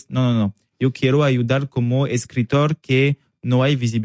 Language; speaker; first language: Spanish; non-native, learner; French